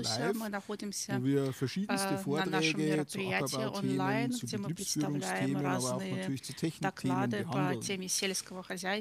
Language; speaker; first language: German; native; German